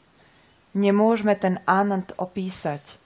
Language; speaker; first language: Slovak; native; Slovak